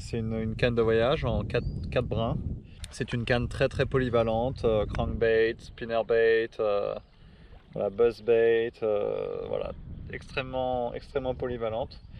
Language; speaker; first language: French; native; French